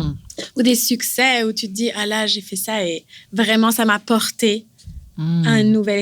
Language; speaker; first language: French; native; French